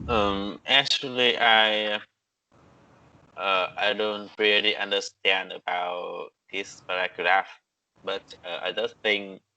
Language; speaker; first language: English; non-native, learner; Vietnamese